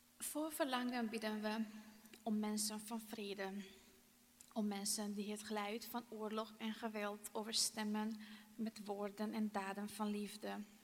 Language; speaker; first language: Dutch; non-native, fluent; Hungarian